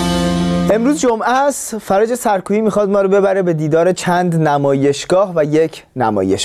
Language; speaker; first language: Persian; native; Persian